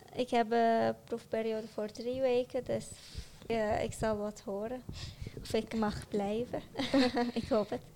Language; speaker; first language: Dutch; non-native, fluent; Arabic